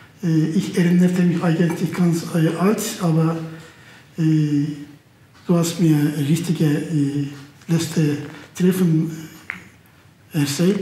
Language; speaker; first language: German; non-native, fluent; Turkish